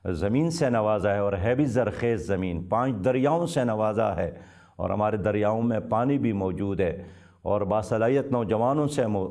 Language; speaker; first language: Urdu; non-native, local second language; Pashto